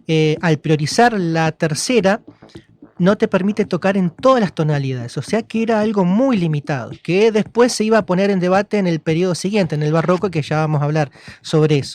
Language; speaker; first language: Spanish; native; Spanish